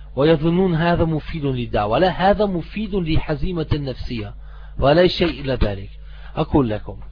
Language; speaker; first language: Arabic; non-native, fluent; German